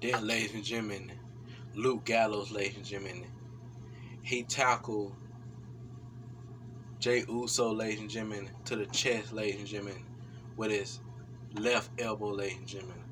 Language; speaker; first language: English; native; English